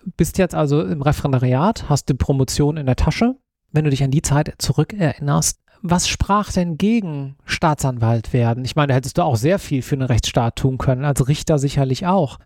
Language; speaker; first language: German; native; German